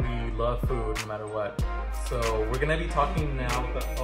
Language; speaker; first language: English; early bilingual, other home language; Spanish